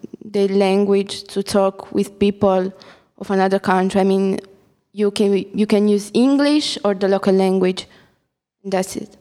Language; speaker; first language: English; non-native, fluent; Italian